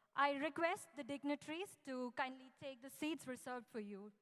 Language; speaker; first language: English; non-native, local second language; Malayalam